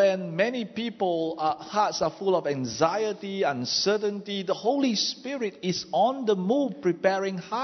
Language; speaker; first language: English; non-native, local second language; Chinese